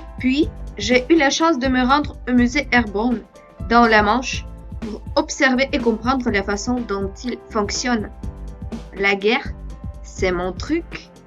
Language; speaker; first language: French; non-native, fluent; Russian